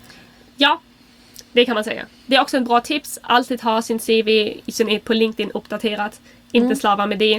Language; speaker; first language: Swedish; non-native, fluent; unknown